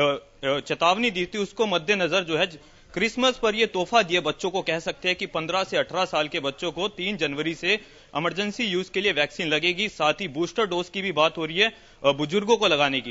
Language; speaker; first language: Hindi; native; Hindi